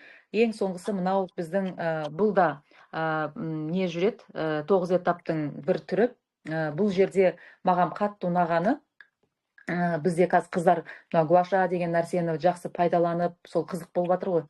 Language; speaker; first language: Kazakh; native; Kazakh